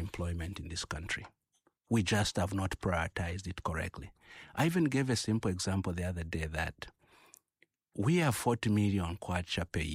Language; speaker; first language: English; non-native, local second language; Bemba